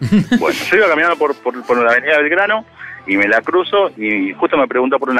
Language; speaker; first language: Spanish; native; Spanish